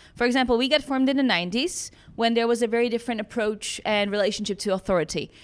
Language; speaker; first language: English; non-native, fluent; Czech